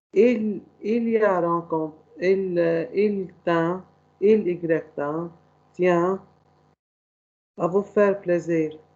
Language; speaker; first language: French; non-native, learner; Arabic